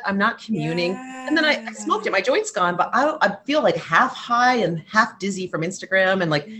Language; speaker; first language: English; native; English